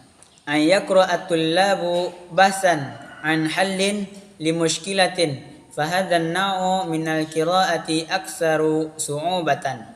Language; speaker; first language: Arabic; non-native, learner; Indonesian